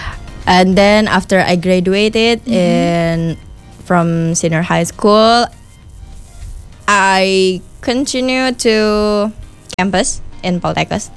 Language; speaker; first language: English; non-native, fluent; Indonesian